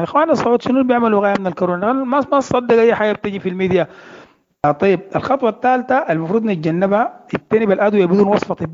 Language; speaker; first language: Arabic; native; Arabic